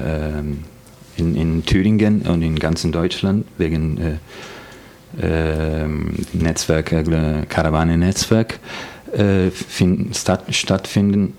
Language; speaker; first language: German; non-native, fluent; Italian